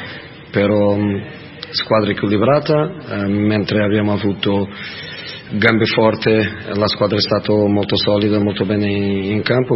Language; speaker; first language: Italian; non-native, fluent; Portuguese